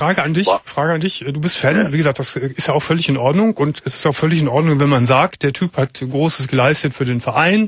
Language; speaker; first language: German; native; German